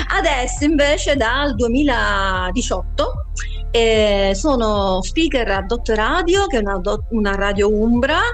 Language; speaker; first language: Italian; native; Italian